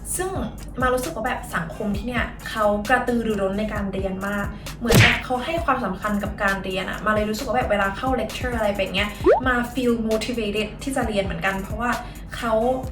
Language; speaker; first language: Thai; native; Thai